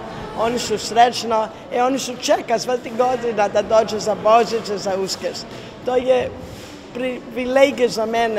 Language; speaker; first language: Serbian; non-native, learner; English